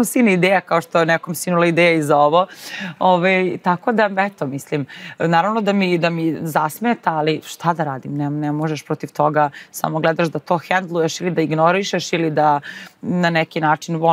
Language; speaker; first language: Serbian; native; Serbian